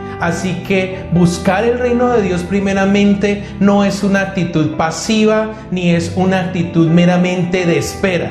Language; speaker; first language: Spanish; native; Spanish